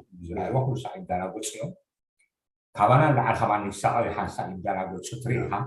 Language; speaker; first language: Tigrinya; native; Tigrinya